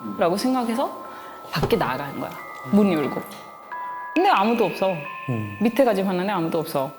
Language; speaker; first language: Korean; non-native, fluent; Hindi